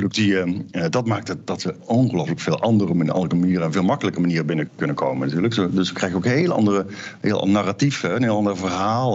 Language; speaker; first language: Dutch; native; Dutch